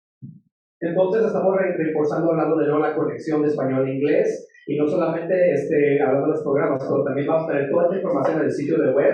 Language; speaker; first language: Spanish; native; Spanish